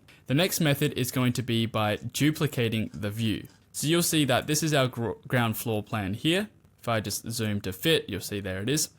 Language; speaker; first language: English; native; English